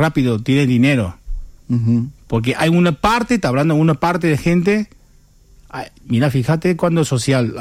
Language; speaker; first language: Spanish; non-native, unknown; Chinese